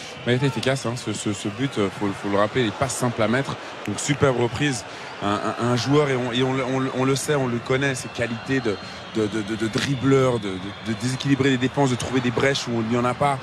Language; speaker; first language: French; native; French